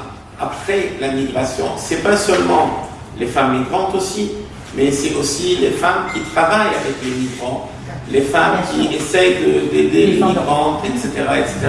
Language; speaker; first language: French; non-native, local second language; Arabic